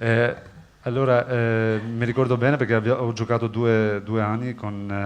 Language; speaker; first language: Italian; non-native, fluent; Albanian